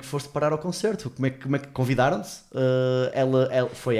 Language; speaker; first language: Portuguese; native; Portuguese